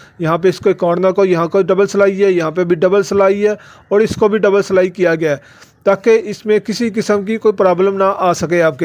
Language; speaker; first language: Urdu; non-native, local second language; Punjabi